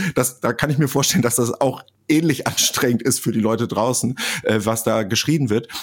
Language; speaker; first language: German; native; German